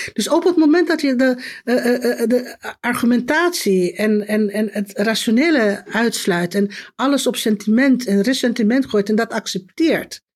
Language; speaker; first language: Dutch; non-native, fluent; Romanian